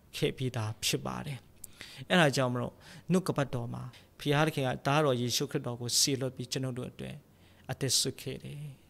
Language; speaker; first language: Burmese; non-native, local second language; Tedim Chin